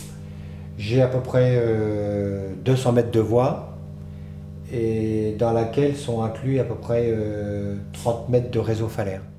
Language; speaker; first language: French; native; French